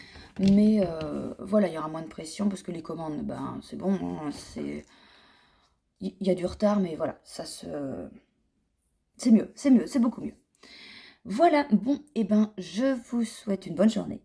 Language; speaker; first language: French; native; French